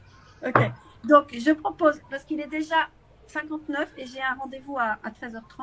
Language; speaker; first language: French; native; French